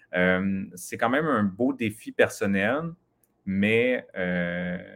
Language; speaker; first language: French; native; French